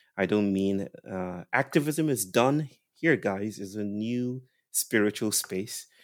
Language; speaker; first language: English; non-native, local second language; Yoruba